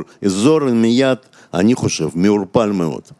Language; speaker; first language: Hebrew; non-native, fluent; Russian